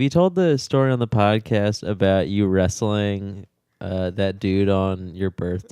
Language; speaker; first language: English; native; English